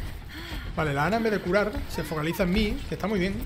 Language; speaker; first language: Spanish; native; Spanish